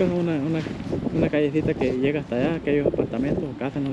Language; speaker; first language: Spanish; native; Spanish